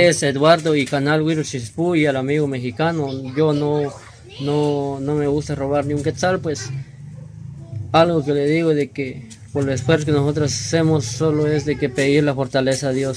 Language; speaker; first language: Spanish; native; Spanish